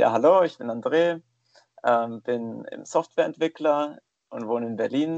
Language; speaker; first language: German; native; German